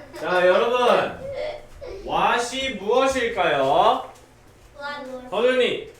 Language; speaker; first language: Korean; native; Korean